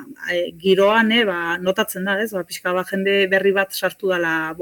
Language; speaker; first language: Basque; native; Basque